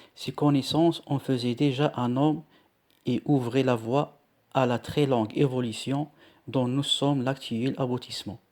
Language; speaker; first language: French; non-native, local second language; Arabic